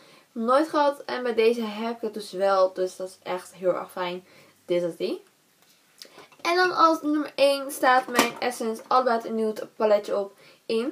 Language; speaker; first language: Dutch; native; Dutch